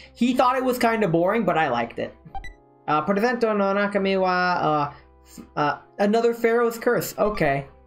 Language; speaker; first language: English; native; English